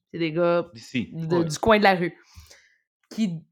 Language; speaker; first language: French; native; French